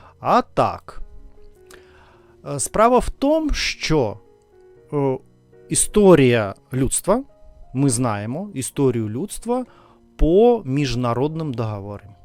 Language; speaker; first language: Ukrainian; non-native, fluent; Russian